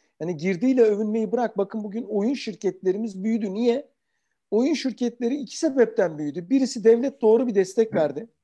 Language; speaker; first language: Turkish; native; Turkish